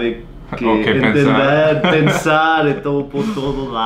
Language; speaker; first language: Portuguese; non-native, learner; English